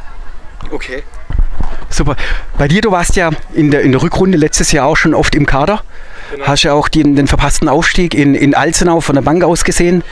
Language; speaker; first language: German; native; German